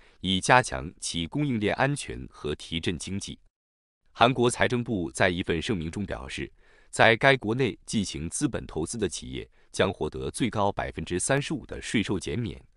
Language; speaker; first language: Chinese; native; Chinese